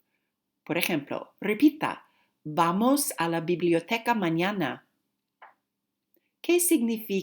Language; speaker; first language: Spanish; non-native, fluent; English